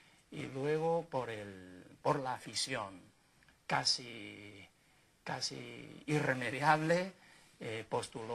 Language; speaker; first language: Spanish; non-native, fluent; Chinese